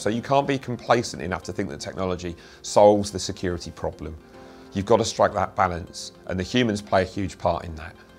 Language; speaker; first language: English; native; English